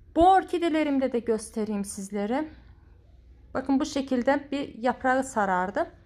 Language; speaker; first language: Turkish; non-native, fluent; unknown